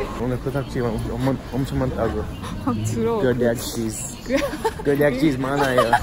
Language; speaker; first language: Korean; non-native, learner; English